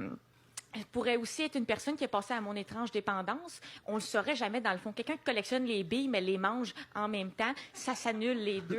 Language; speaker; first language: French; native; French